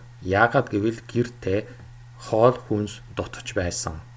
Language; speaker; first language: Mongolian; non-native, fluent; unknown